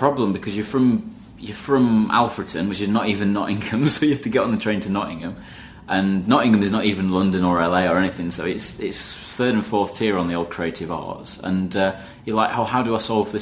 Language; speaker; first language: English; native; English